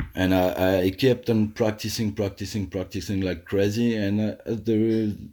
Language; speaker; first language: English; non-native, fluent; French